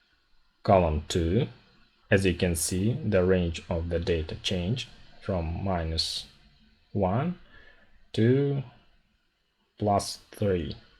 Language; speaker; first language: English; non-native, fluent; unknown